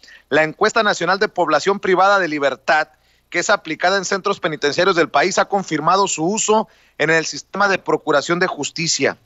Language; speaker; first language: Spanish; native; Spanish